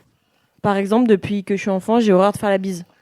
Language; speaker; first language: French; native; French